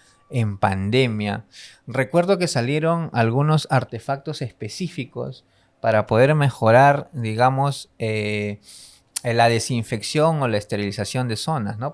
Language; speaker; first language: Spanish; native; Spanish